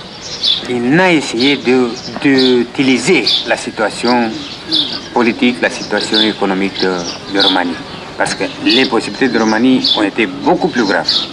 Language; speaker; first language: French; non-native, learner; Romanian